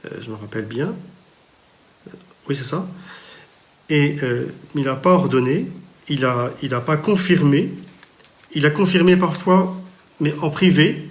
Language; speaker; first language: French; native; French